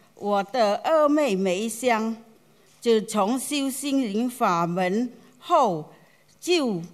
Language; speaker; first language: Chinese; non-native, fluent; Khmer